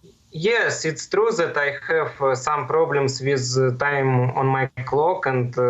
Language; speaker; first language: English; non-native, learner; Russian